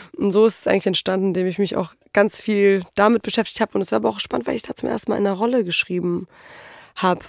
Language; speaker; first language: German; early bilingual, other home language; Polish